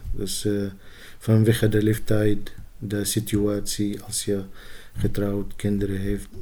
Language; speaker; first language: Dutch; non-native, learner; Arabic